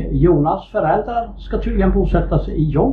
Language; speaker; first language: Swedish; native; Swedish